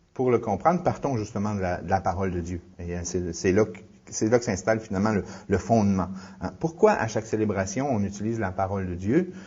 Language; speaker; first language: French; native; French